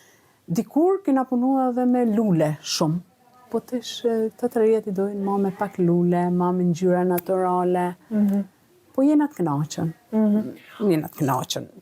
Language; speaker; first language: Albanian; native; Albanian